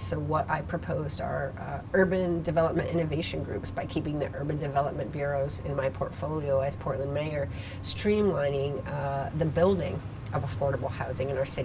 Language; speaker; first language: English; native; English